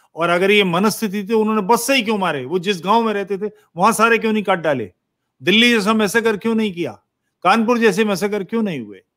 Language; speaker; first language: Hindi; native; Hindi